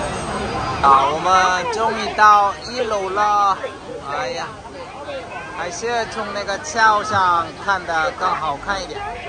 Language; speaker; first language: Chinese; non-native, fluent; Korean